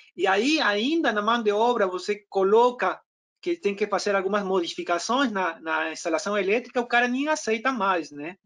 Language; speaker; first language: Portuguese; non-native, fluent; Spanish